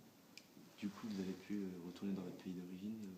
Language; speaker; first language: French; native; French